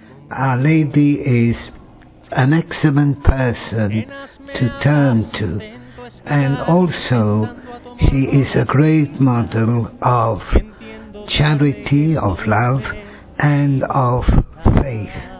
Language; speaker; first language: English; non-native, fluent; French